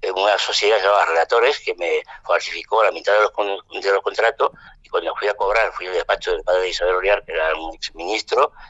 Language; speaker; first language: Spanish; non-native, fluent; French